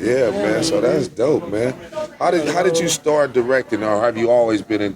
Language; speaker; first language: English; native; English